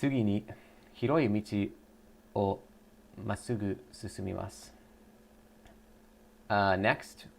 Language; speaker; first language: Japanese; non-native, learner; English